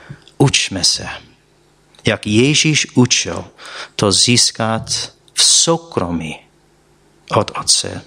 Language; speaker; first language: Czech; non-native, fluent; English